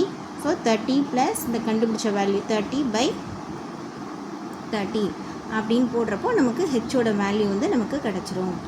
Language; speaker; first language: Tamil; native; Tamil